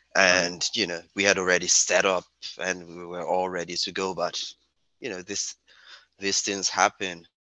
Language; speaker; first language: English; non-native, local second language; Yoruba